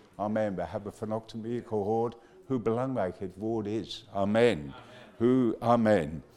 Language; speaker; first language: Dutch; non-native, fluent; English